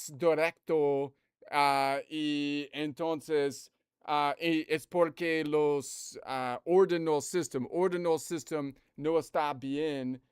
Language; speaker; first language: Spanish; non-native, learner; English